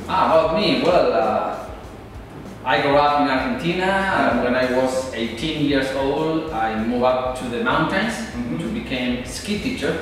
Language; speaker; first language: English; non-native, learner; Spanish